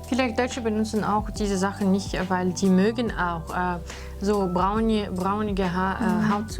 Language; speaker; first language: German; non-native, fluent; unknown